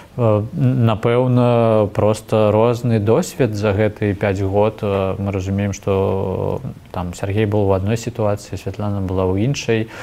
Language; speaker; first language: Belarusian; non-native, local second language; Russian